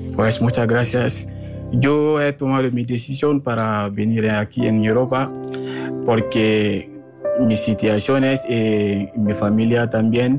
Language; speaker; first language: Spanish; non-native, learner; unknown